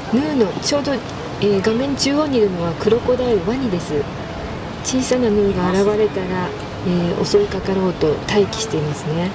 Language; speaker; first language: Japanese; native; Japanese